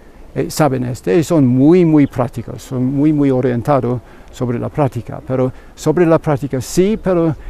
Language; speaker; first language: Spanish; non-native, fluent; English